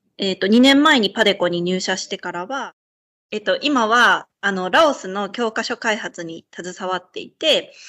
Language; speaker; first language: Japanese; native; Japanese